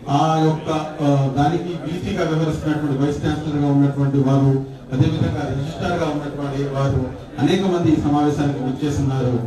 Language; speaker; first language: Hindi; non-native, local second language; Urdu